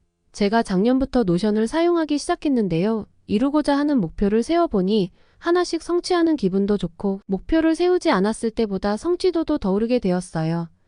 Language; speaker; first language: Korean; native; Korean